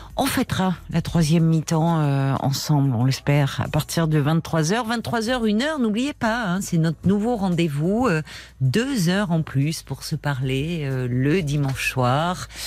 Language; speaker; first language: French; native; French